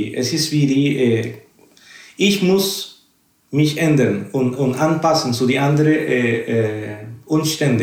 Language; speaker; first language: German; non-native, fluent; Spanish